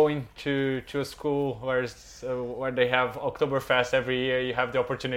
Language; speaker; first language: English; non-native, fluent; Portuguese